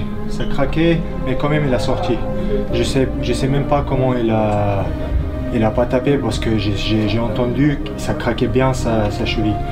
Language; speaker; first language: French; non-native, learner; Chechen